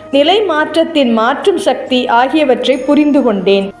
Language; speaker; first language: Tamil; native; Tamil